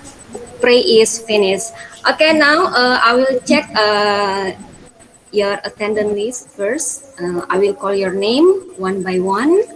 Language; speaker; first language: English; non-native, fluent; Indonesian